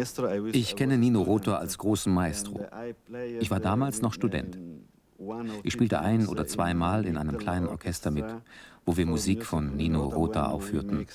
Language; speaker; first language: German; native; German